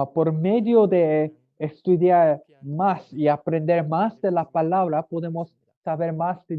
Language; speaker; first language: Spanish; non-native, learner; Korean